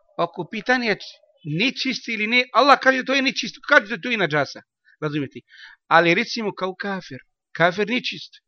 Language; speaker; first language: Bosnian; non-native, learner; Arabic